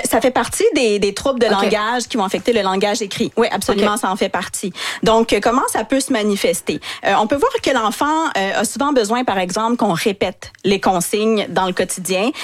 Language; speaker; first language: French; native; French